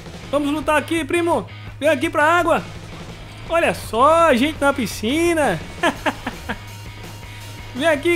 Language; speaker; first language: Portuguese; native; Portuguese